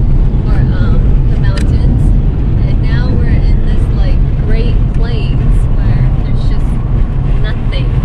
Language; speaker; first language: English; native; English